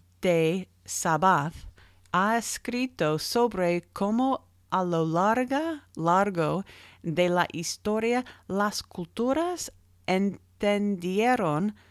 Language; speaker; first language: Spanish; non-native, learner; English